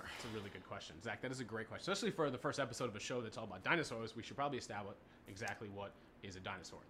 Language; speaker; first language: English; native; English